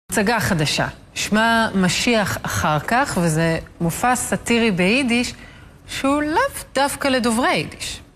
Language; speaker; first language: Hebrew; native; Hebrew